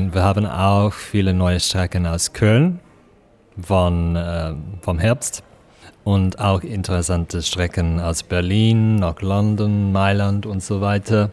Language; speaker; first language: German; non-native, fluent; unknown